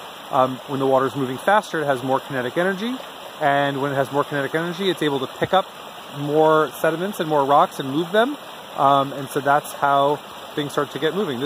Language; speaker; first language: English; native; English